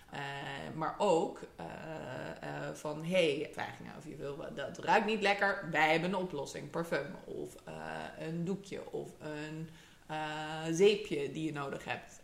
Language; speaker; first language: Dutch; early bilingual, other home language; English